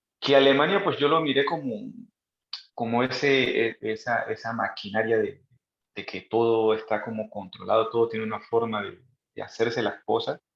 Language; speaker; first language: Spanish; native; Spanish